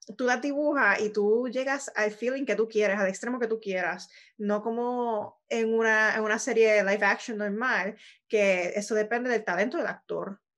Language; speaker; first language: Spanish; native; Spanish